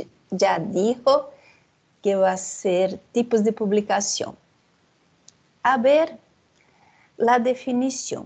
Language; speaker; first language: Spanish; non-native, fluent; Portuguese